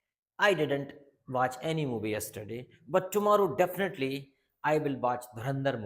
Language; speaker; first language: English; non-native, local second language; Hindi